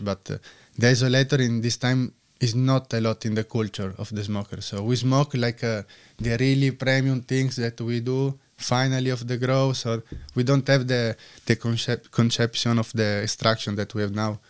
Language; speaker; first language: English; non-native, learner; Italian